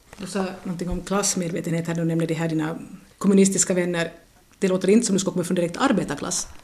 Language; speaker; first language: Swedish; native; Swedish